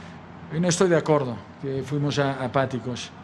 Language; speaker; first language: Portuguese; non-native, learner; Spanish